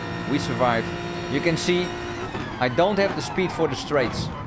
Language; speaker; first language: English; non-native, fluent; Dutch